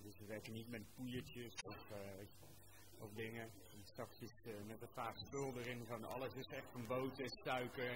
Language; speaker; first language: Dutch; native; Dutch